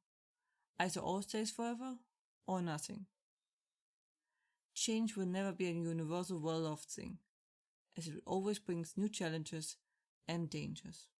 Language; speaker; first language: English; non-native, fluent; German